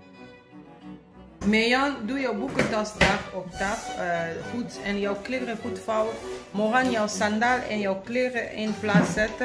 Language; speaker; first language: Dutch; non-native, fluent; Lingala